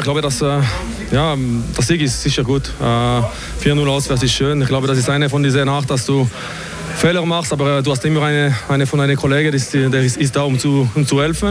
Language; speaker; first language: German; non-native, local second language; French